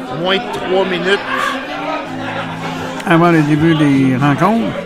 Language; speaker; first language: French; native; French